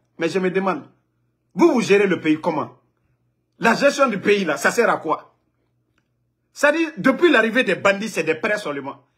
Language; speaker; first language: French; non-native, local second language; Mandingo